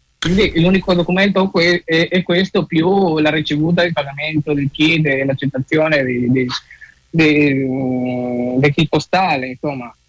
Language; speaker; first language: Italian; non-native, fluent; Spanish